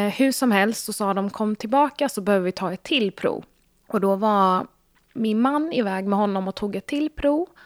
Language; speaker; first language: Swedish; early bilingual, other home language; Gujarati